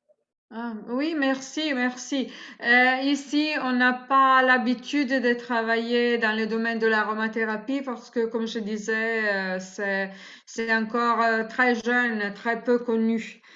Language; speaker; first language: French; non-native, fluent; Italian